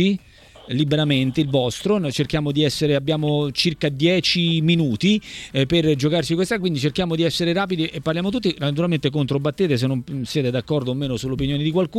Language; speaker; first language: Italian; native; Italian